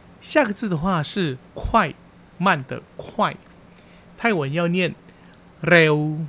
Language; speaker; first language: Chinese; early bilingual, heritage; Chinese